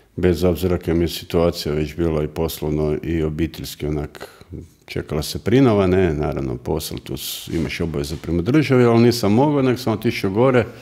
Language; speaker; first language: Croatian; native; Croatian